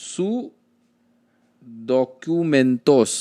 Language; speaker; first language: Spanish; non-native, learner; Hindi